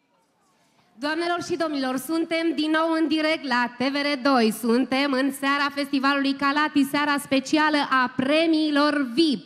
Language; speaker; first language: Romanian; native; Romanian